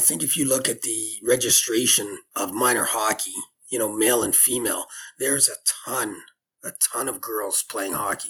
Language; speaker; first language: English; native; English